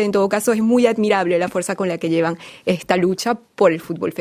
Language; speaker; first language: Spanish; native; Spanish